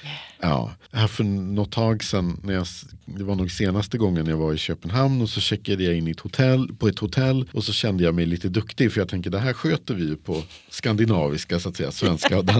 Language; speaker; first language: Swedish; native; Swedish